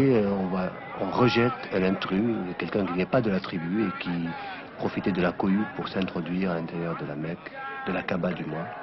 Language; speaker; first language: French; non-native, local second language; Arabic